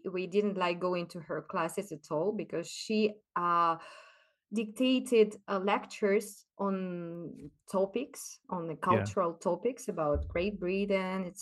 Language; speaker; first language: English; non-native, fluent; Russian